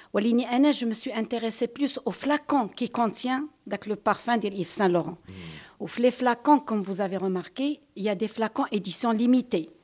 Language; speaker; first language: French; non-native, local second language; Arabic